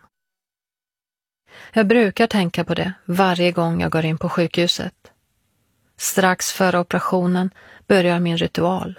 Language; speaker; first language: Swedish; early bilingual, other home language; Persian